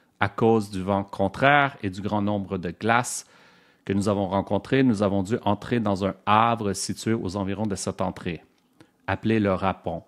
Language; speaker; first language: French; native; French